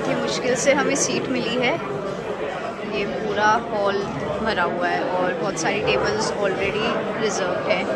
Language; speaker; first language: Hindi; native; Hindi